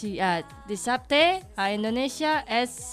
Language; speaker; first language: Catalan; non-native, learner; Indonesian